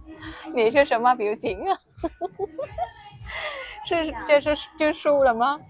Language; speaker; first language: Chinese; non-native, fluent; Vietnamese